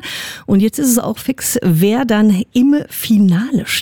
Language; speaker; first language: German; native; German